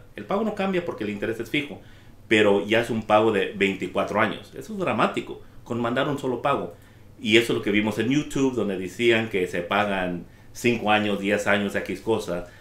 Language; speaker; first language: Spanish; early bilingual, heritage; Spanish